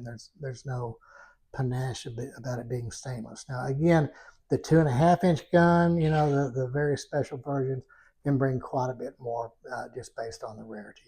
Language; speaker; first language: English; native; English